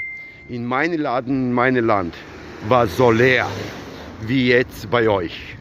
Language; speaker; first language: German; non-native, learner; Serbian